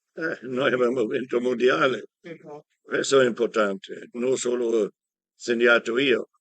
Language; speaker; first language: Italian; non-native, learner; German